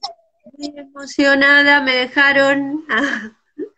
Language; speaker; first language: Spanish; native; Spanish